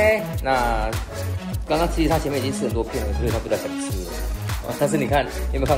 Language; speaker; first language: Chinese; native; Chinese